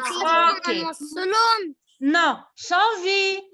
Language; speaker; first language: French; non-native, local second language; Arabic